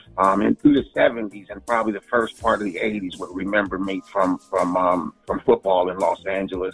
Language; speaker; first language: English; native; English